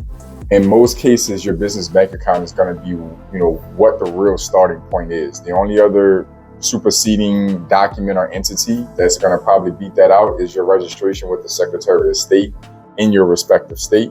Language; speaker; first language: English; native; English